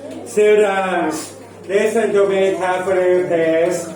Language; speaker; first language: English; non-native, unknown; Thai